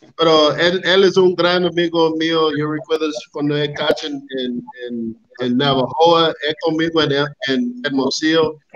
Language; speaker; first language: Spanish; non-native, learner; English